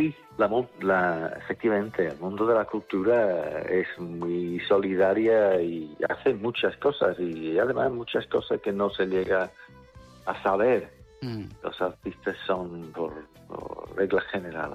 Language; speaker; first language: Spanish; non-native, fluent; English